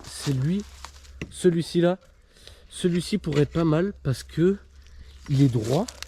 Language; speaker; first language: French; native; French